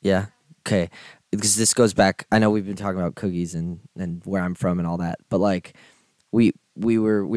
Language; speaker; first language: English; native; English